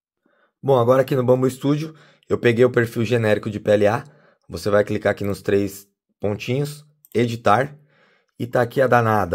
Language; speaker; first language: Portuguese; native; Portuguese